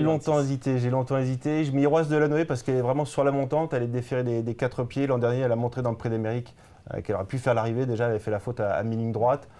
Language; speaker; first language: French; native; French